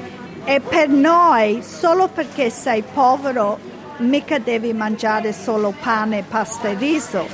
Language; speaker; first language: Italian; early bilingual, heritage; Italian